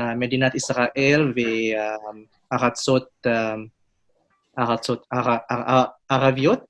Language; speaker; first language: Hebrew; non-native, learner; Indonesian